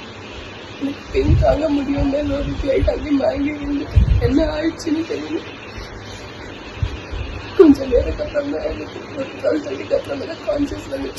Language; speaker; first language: Tamil; non-native, local second language; Kannada